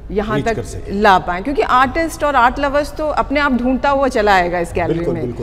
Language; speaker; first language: Hindi; native; Hindi